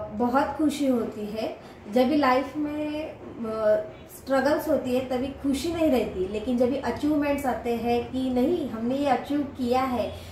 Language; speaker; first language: Hindi; non-native, local second language; Marathi